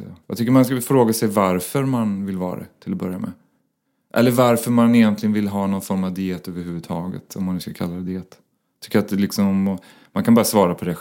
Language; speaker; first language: Swedish; native; Swedish